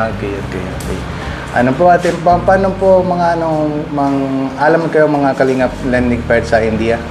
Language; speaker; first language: Filipino; non-native, learner; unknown